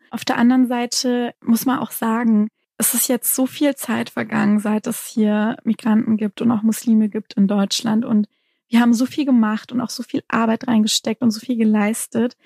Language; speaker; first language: German; native; German